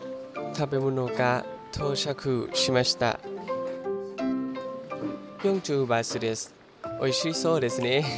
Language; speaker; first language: Japanese; non-native, learner; Thai